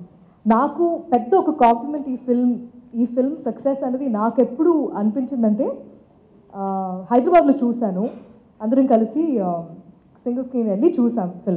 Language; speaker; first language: Telugu; non-native, local second language; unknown